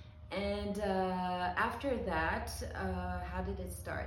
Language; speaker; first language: English; early bilingual, heritage; English